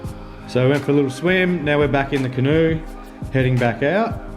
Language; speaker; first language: English; native; English